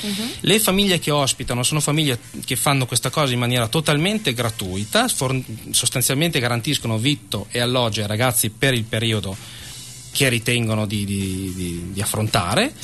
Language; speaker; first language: Italian; native; Italian